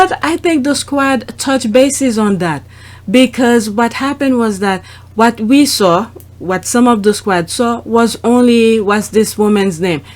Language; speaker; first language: English; non-native, fluent; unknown